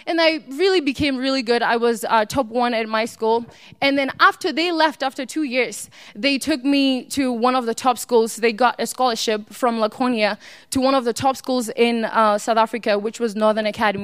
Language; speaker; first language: English; non-native, local second language; Northern Sotho